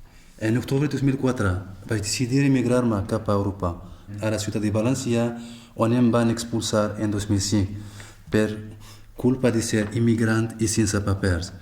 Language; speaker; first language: Catalan; non-native, fluent; Arabic